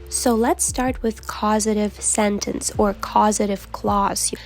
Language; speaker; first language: English; non-native, fluent; Ukrainian